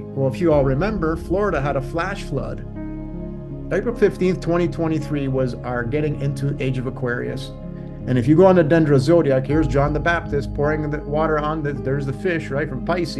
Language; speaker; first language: English; native; English